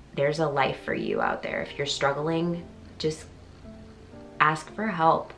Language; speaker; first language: English; native; English